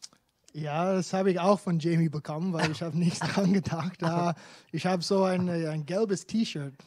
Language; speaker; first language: German; non-native, fluent; English